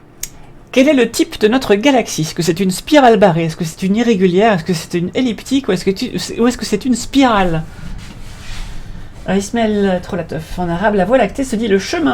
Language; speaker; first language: French; native; French